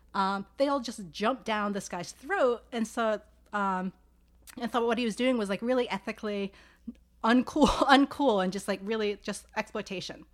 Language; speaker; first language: English; native; English